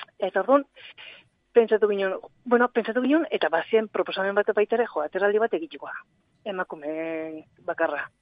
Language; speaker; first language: Basque; native; Basque